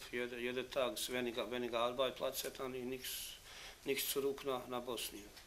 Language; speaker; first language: German; non-native, learner; Bosnian